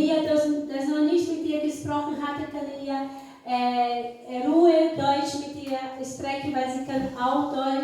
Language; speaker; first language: German; non-native, fluent; Portuguese